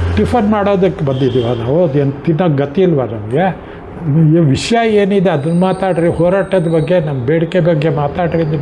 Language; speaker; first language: Kannada; non-native, local second language; Marathi